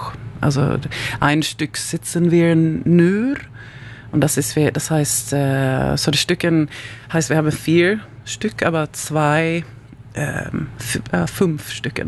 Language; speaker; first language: German; non-native, learner; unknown